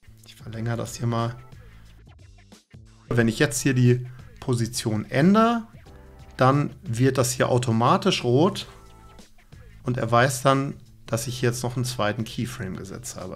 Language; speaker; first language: German; native; German